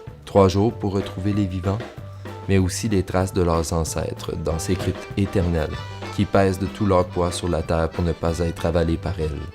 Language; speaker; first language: French; native; French